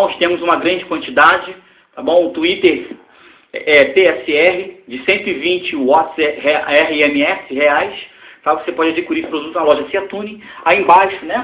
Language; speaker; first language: Portuguese; native; Portuguese